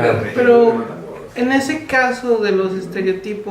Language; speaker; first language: Spanish; native; Spanish